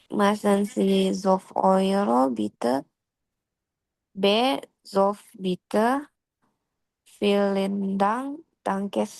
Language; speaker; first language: German; non-native, learner; Indonesian